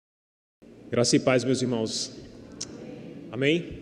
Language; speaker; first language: Portuguese; native; Portuguese